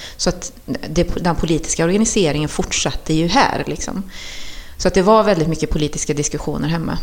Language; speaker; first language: Swedish; early bilingual, other home language; Spanish